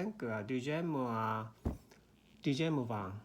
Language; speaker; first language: French; non-native, learner; Korean